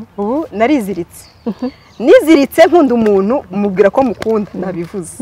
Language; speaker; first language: Kinyarwanda; early bilingual, other home language; Rundi